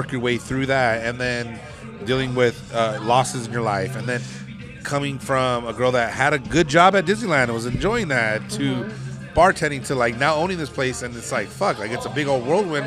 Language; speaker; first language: English; native; English